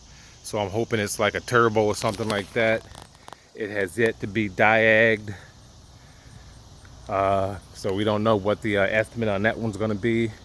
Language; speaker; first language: English; native; English